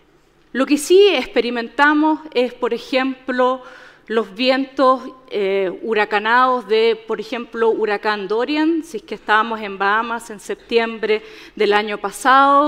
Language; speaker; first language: Spanish; native; Spanish